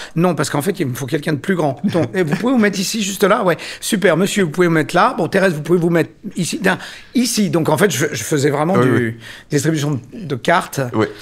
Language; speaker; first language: French; native; French